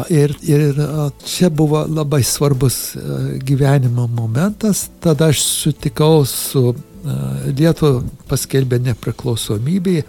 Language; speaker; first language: Lithuanian; early bilingual, heritage; English